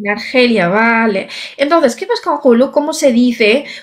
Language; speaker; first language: Spanish; non-native, fluent; Arabic